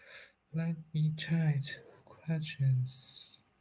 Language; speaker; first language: English; non-native, learner; Chinese